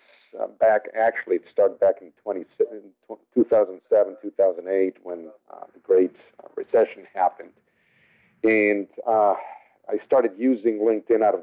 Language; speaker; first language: English; non-native, fluent; Spanish